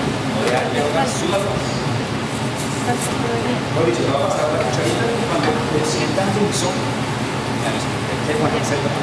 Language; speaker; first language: Spanish; native; Spanish